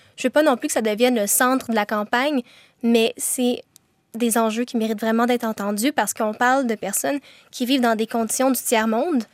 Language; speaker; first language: French; native; French